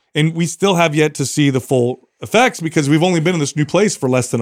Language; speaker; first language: English; native; English